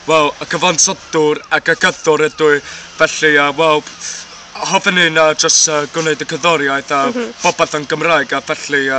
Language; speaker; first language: Welsh; non-native, learner; English